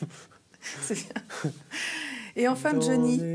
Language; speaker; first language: French; native; French